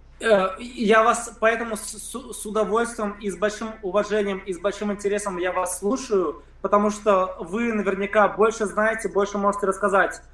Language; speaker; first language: Russian; native; Russian